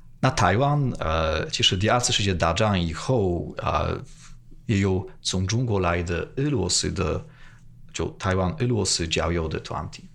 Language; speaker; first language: Chinese; non-native, fluent; Polish